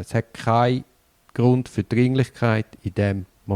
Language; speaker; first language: German; native; German